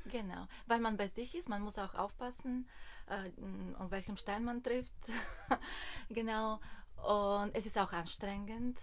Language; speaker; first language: German; non-native, fluent; Bulgarian